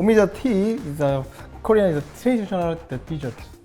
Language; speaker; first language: English; non-native, learner; Korean